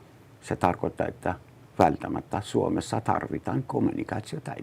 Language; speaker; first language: Finnish; non-native, learner; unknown